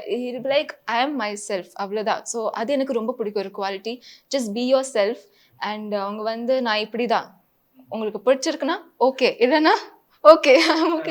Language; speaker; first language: Tamil; non-native, fluent; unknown